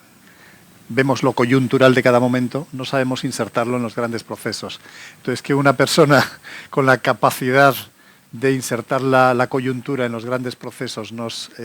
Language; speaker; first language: Spanish; native; Spanish